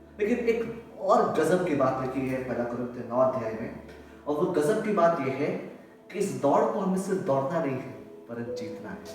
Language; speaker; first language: Hindi; native; Hindi